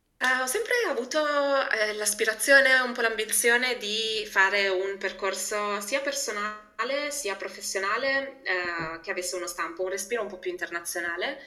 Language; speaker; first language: Italian; early bilingual, other home language; Albanian